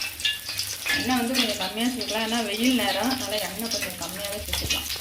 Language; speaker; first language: Tamil; native; Tamil